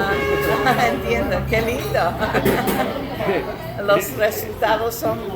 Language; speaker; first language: Spanish; non-native, learner; English